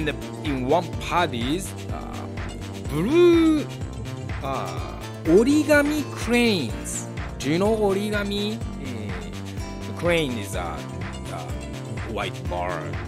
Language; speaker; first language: English; non-native, learner; Japanese